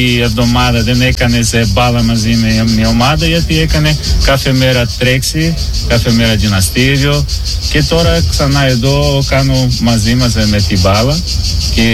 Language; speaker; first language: Greek; non-native, learner; Portuguese